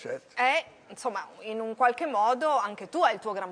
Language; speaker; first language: Italian; native; Italian